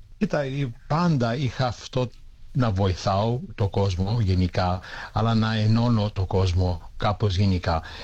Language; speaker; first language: Greek; early bilingual, heritage; Greek